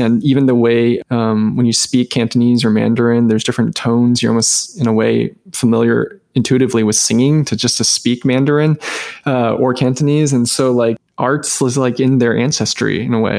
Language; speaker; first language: English; native; English